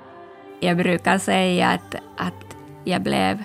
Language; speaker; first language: Swedish; non-native, local second language; Finnish